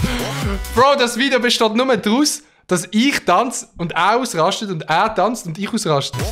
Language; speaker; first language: German; native; German